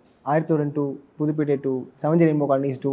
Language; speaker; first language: Tamil; native; Tamil